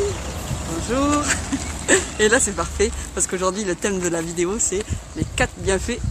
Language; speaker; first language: French; native; French